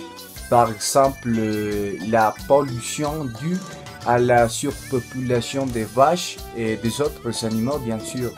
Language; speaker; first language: French; non-native, learner; Spanish